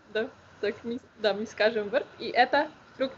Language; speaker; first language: Russian; non-native, learner; Slovenian